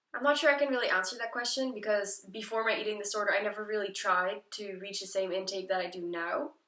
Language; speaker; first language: English; non-native, fluent; Dutch